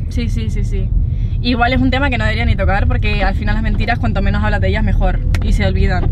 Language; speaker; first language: Spanish; non-native, local second language; German